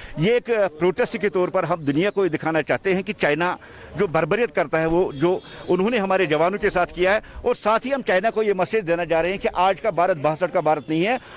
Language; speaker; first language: Hindi; non-native, local second language; Kashmiri